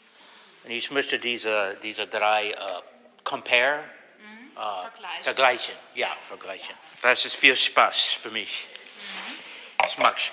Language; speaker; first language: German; non-native, learner; English